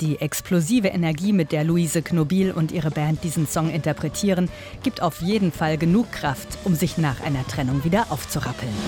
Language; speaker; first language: German; native; German